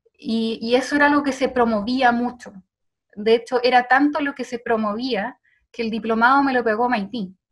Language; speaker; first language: Spanish; native; Spanish